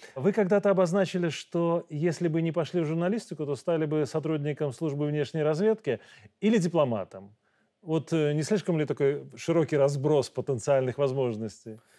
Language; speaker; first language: Russian; native; Russian